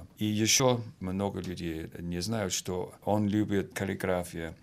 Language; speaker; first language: Russian; non-native, fluent; Finnish